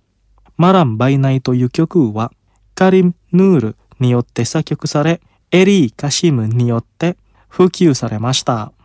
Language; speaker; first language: Japanese; non-native, fluent; Indonesian